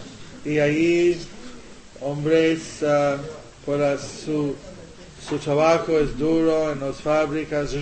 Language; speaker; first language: Spanish; non-native, learner; English